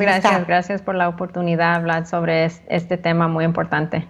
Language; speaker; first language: Spanish; early bilingual, heritage; Spanish